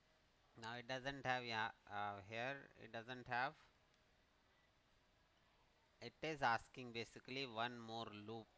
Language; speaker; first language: English; non-native, local second language; Hindi